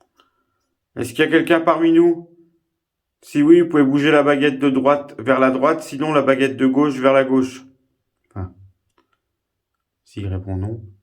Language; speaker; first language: French; native; French